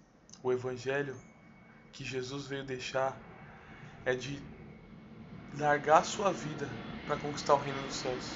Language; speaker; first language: Portuguese; native; Portuguese